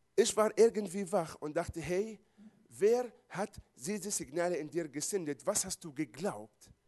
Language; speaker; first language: German; non-native, fluent; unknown